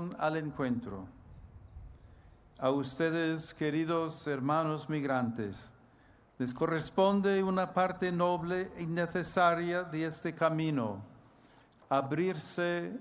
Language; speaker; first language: Spanish; non-native, fluent; English